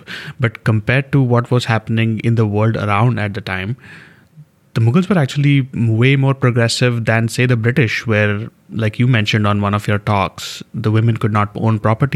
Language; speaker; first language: English; non-native, local second language; Hindi